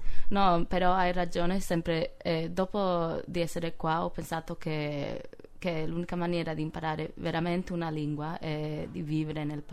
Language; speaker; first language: Italian; non-native, fluent; English